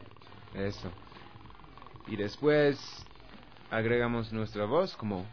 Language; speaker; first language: Spanish; non-native, learner; English